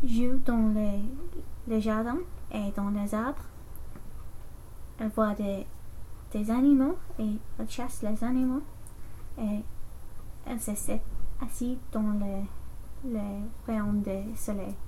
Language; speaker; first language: French; non-native, learner; English